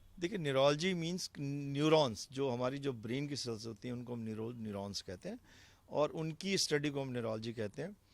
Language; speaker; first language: Hindi; native; Hindi